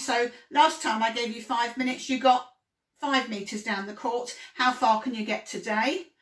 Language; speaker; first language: English; native; English